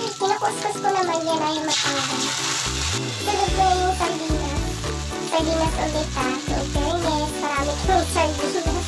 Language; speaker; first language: Filipino; non-native, local second language; Cebuano